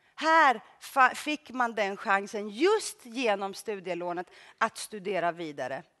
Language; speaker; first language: Swedish; early bilingual, other home language; Greek